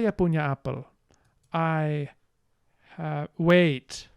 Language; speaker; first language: Indonesian; non-native, learner; English